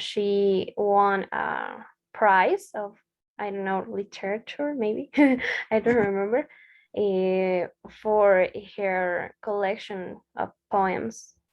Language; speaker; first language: English; non-native, learner; Spanish